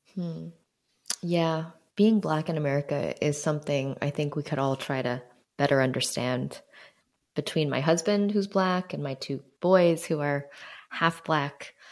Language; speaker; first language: English; early bilingual, other home language; Chinese